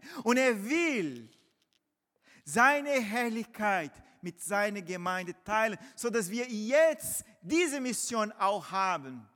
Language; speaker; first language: German; non-native, fluent; Portuguese